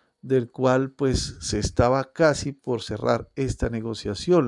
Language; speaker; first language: Spanish; native; Spanish